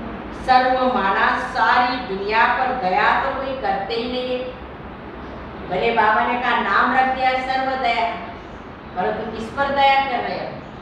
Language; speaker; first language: Hindi; non-native, local second language; Marathi